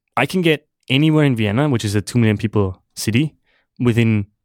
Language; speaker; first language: English; non-native, fluent; German